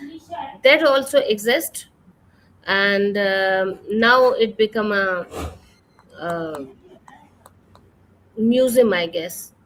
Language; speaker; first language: English; non-native, fluent; Urdu